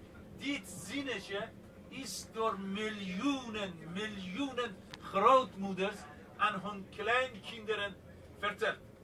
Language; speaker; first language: Dutch; non-native, fluent; Persian